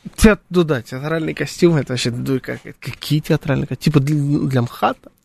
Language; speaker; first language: Russian; native; Russian